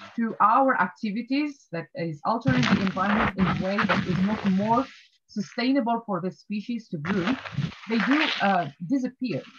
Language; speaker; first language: English; non-native, fluent; Arabic